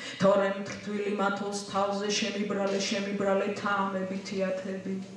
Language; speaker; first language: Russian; non-native, local second language; Georgian